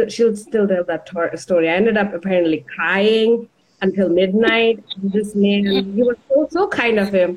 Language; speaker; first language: English; non-native, local second language; Bangla